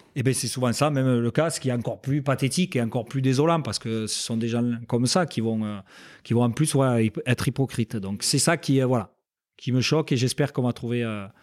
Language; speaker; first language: French; native; French